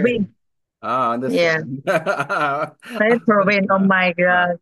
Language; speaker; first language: English; non-native, learner; Vietnamese